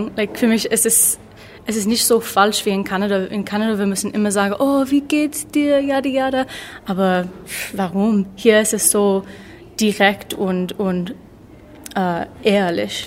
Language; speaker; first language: German; non-native, learner; English